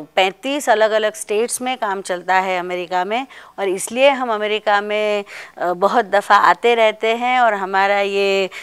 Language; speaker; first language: Hindi; non-native, local second language; Marathi